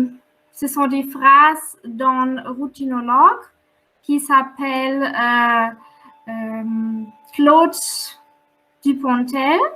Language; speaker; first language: French; non-native, fluent; German